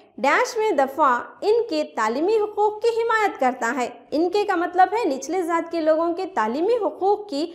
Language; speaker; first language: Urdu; native; Urdu